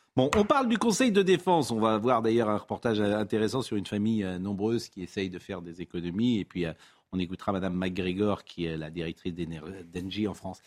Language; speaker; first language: French; native; French